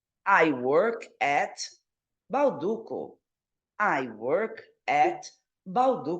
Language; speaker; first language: English; non-native, fluent; Portuguese